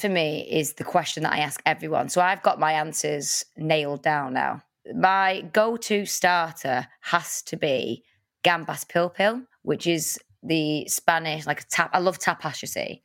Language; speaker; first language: English; native; English